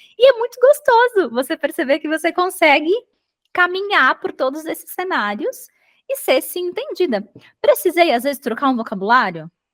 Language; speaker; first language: Portuguese; native; Portuguese